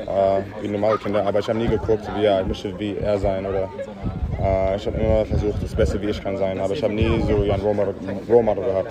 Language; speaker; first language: German; early bilingual, heritage; English